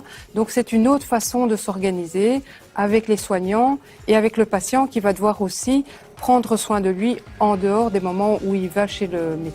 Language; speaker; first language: French; native; French